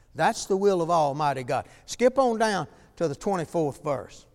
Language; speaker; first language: English; native; English